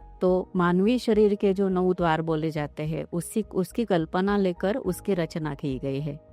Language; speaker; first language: Hindi; non-native, local second language; Marathi